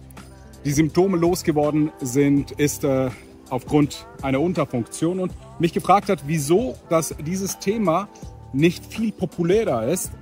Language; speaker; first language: German; native; German